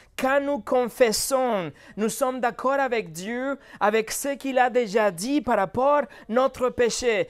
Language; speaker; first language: French; non-native, fluent; Spanish